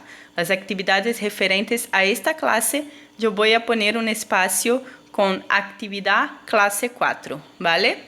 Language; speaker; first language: Spanish; non-native, fluent; Portuguese